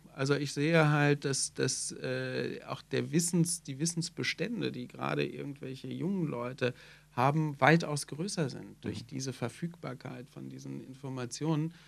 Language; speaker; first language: German; native; German